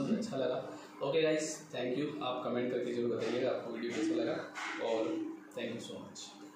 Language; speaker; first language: Hindi; native; Hindi